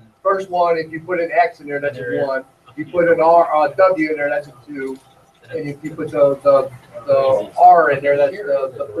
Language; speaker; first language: English; native; English